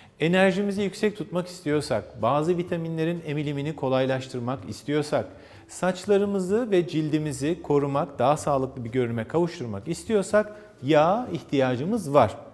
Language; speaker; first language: Turkish; native; Turkish